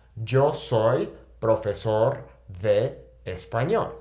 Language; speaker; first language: Spanish; non-native, fluent; English